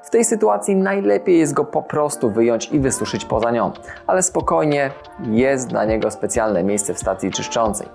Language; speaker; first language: Polish; native; Polish